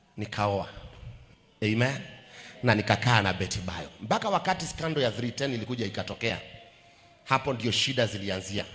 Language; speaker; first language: Swahili; native; Swahili